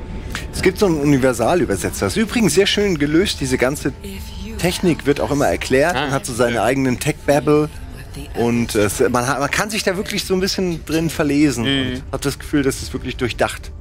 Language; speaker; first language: German; native; German